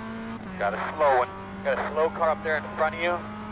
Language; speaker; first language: English; native; English